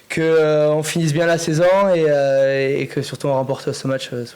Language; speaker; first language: French; native; French